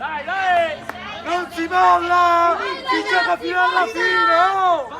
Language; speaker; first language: Italian; native; Italian